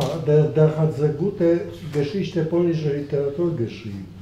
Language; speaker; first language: German; non-native, fluent; Polish